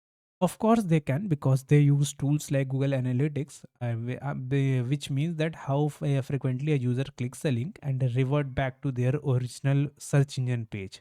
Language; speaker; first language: English; non-native, local second language; Hindi